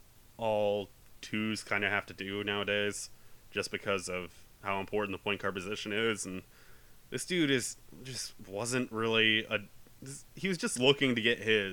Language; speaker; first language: English; native; English